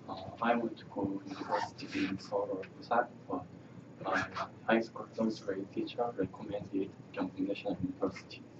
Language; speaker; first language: English; non-native, learner; Korean